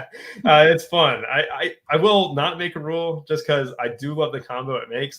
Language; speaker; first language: English; native; English